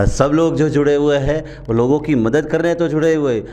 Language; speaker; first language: Hindi; non-native, local second language; Gujarati